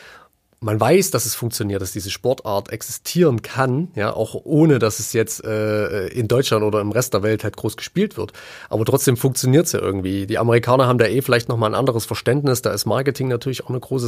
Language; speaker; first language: German; native; German